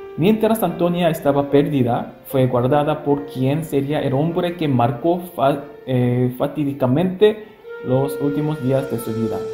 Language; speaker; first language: Spanish; non-native, fluent; Korean